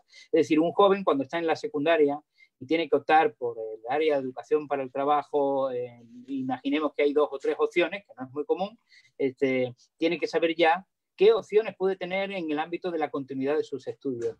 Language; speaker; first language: Spanish; native; Spanish